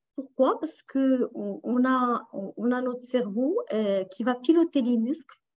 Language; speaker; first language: French; non-native, local second language; Arabic